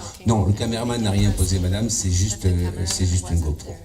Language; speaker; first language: French; native; French